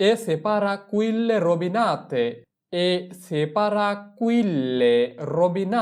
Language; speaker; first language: Italian; non-native, fluent; Bangla